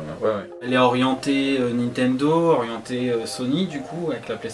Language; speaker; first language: French; native; French